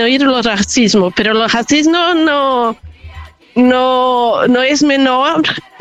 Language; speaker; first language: Spanish; non-native, learner; Portuguese